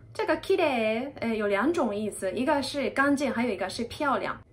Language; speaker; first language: Chinese; non-native, fluent; Japanese